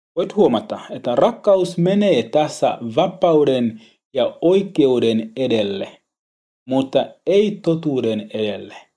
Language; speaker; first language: Finnish; non-native, learner; Swahili